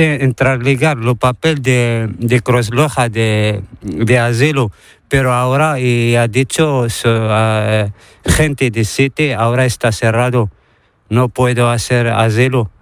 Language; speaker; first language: Spanish; non-native, learner; Arabic